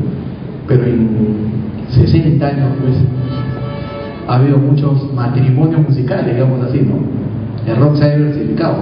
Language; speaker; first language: Spanish; native; Spanish